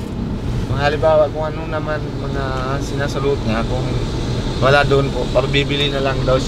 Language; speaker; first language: Filipino; non-native, local second language; Cebuano